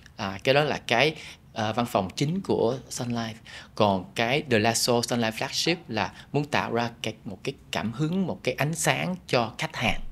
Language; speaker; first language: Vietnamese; early bilingual, heritage; Vietnamese